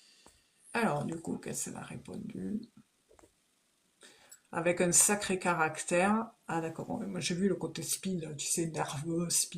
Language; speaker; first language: French; native; French